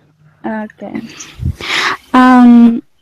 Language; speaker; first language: English; non-native, learner; Spanish